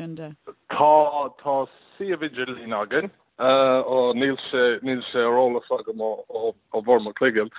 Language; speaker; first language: Irish; non-native, learner; English